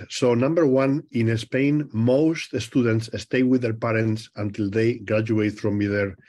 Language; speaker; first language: English; non-native, fluent; Spanish